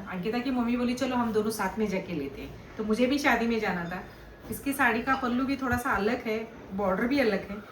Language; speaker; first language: Hindi; non-native, local second language; Kannada